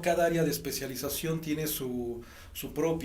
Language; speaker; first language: Spanish; native; Spanish